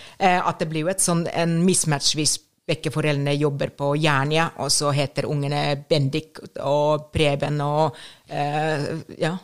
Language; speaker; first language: Norwegian; non-native, fluent; Finnish